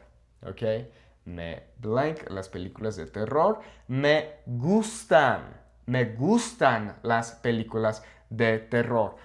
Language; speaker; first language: Spanish; non-native, fluent; English